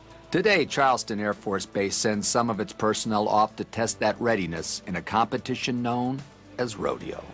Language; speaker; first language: English; native; English